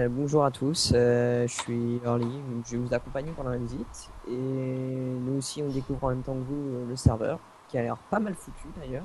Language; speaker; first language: French; native; French